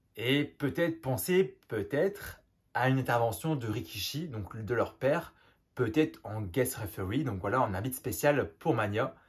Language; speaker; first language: French; native; French